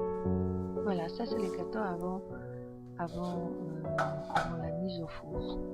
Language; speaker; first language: French; non-native, fluent; Polish